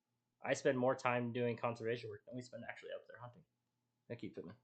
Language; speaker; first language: English; native; English